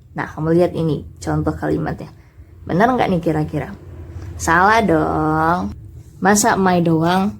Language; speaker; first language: Indonesian; native; Indonesian